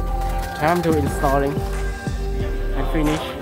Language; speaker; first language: English; non-native, learner; Vietnamese